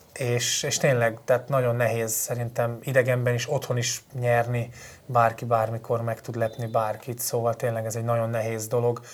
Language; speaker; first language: Hungarian; native; Hungarian